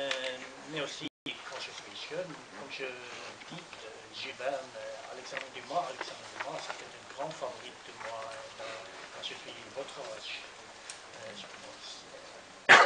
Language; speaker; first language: French; non-native, learner; Norwegian